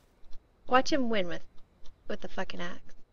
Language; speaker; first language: English; native; English